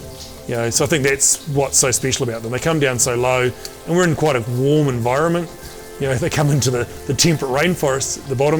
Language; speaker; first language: English; native; English